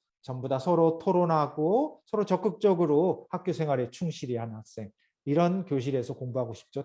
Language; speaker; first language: Korean; native; Korean